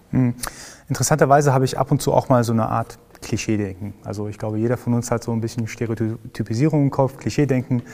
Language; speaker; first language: German; early bilingual, other home language; Persian